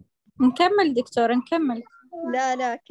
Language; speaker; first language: Arabic; native; Arabic